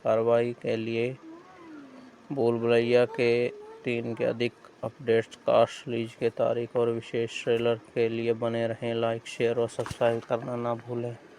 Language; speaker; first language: Hindi; native; Hindi